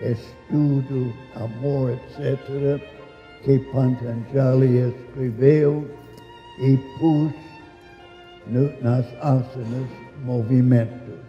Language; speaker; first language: Portuguese; non-native, learner; English